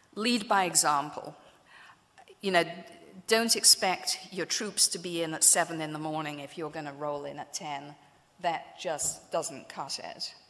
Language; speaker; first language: English; native; English